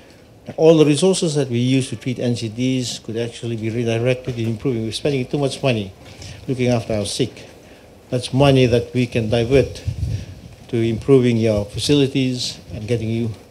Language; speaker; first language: English; non-native, local second language; Fijian